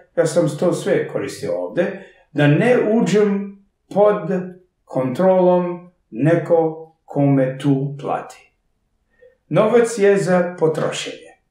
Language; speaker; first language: Serbian; early bilingual, heritage; Serbian